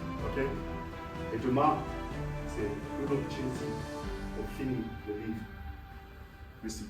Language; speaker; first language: French; non-native, learner; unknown